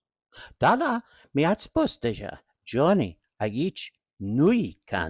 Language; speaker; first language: Romanian; non-native, learner; English